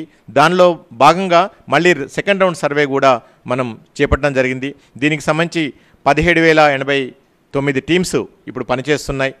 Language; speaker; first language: Telugu; native; Telugu